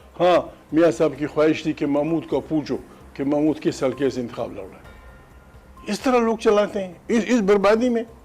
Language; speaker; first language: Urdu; non-native, local second language; Pashto